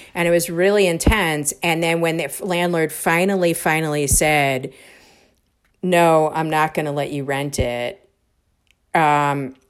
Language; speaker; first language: English; native; English